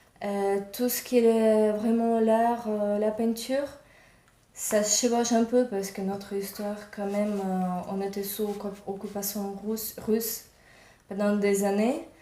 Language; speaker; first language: French; non-native, fluent; Ukrainian